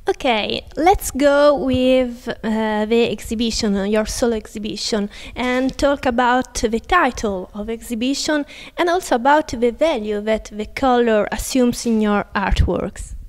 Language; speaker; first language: English; non-native, fluent; Italian